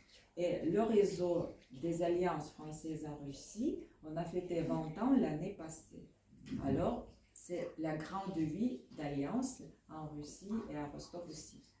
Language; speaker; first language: French; non-native, fluent; Russian